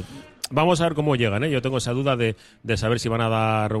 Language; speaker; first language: Spanish; native; Spanish